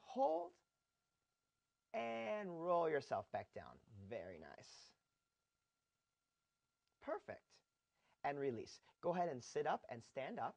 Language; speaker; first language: English; native; English